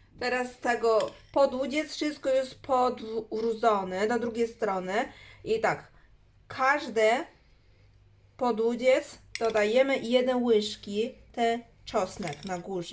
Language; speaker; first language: Polish; non-native, learner; Chinese